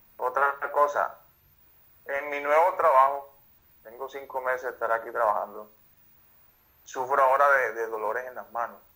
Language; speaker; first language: Spanish; native; Spanish